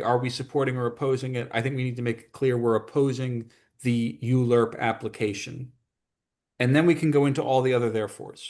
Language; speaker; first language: English; native; English